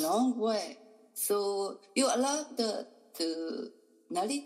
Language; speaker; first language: English; non-native, learner; Japanese